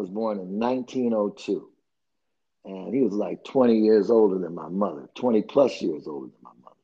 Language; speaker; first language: English; native; English